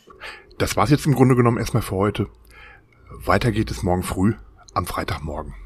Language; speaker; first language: German; native; German